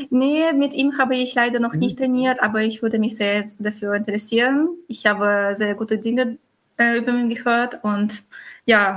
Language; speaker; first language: German; non-native, fluent; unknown